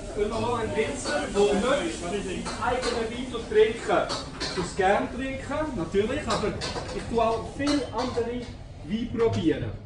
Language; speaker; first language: German; non-native, local second language; French